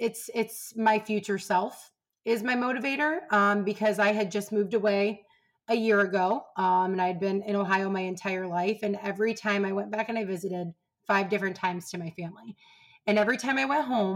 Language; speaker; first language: English; native; English